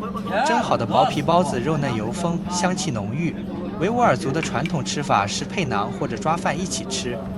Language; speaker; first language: Chinese; native; Chinese